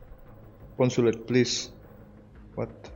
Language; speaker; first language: English; non-native, learner; Bodo